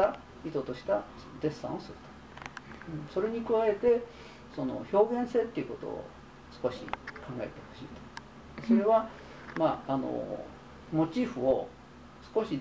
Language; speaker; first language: Japanese; native; Japanese